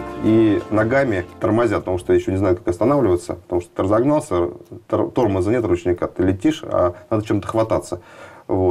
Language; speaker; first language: Russian; native; Russian